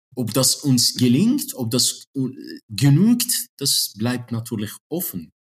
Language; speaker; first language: German; non-native, fluent; Arabic